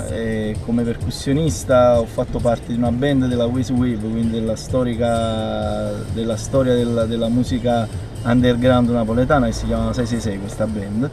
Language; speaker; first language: Italian; native; Italian